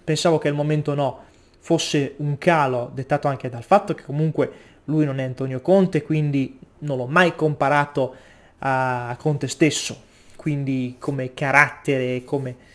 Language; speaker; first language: Italian; native; Italian